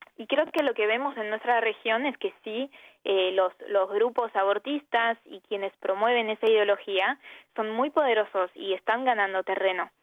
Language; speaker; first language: Spanish; early bilingual, heritage; Spanish